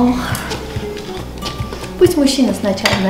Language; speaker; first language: Russian; non-native, fluent; Armenian